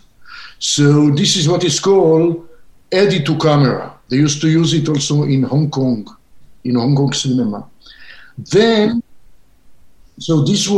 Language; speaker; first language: English; non-native, fluent; Hebrew